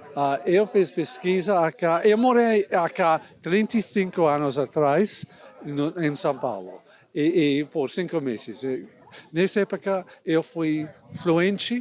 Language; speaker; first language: Portuguese; non-native, learner; English